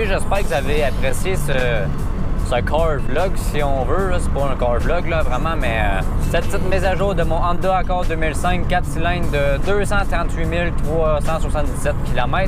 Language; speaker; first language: French; native; French